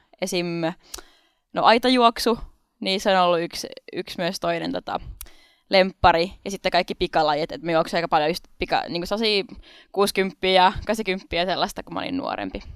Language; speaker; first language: Finnish; non-native, local second language; Swedish